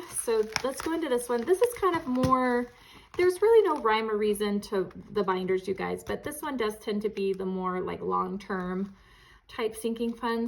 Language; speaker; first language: English; native; English